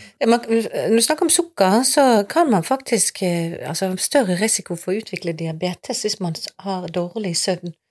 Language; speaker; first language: Norwegian; native; Norwegian